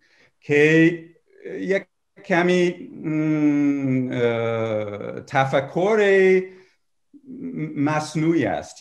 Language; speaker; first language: Persian; non-native, fluent; English